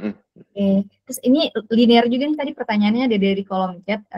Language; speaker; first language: Indonesian; native; Indonesian